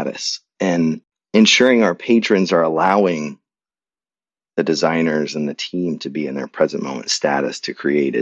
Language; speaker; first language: English; native; English